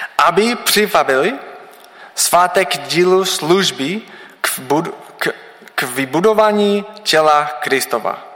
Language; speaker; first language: Czech; non-native, learner; English